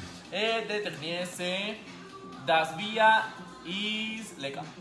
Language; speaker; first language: German; non-native, learner; French